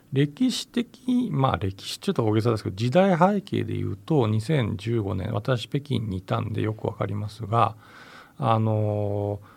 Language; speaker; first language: Japanese; native; Japanese